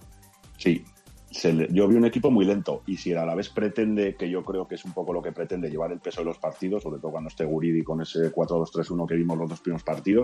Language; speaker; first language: Spanish; native; Spanish